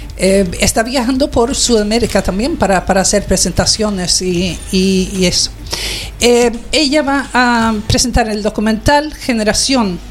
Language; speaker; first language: Spanish; non-native, fluent; Swedish